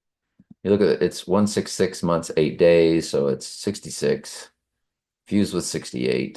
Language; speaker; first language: English; native; English